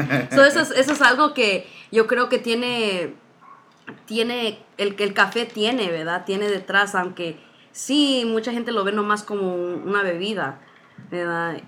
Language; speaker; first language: Spanish; early bilingual, heritage; Spanish